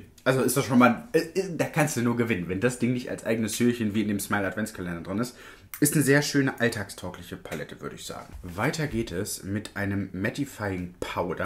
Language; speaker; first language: German; native; German